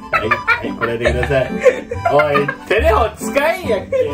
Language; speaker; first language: Japanese; native; Japanese